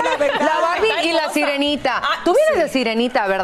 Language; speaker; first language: Spanish; native; Spanish